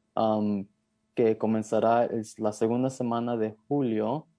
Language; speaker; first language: Spanish; early bilingual, heritage; Spanish